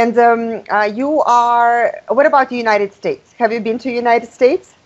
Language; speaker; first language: English; non-native, fluent; Russian